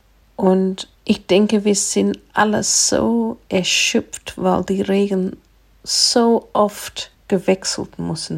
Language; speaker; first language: German; non-native, fluent; English